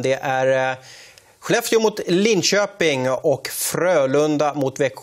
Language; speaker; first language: Swedish; native; Swedish